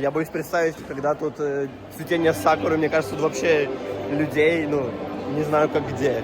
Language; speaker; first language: Russian; native; Russian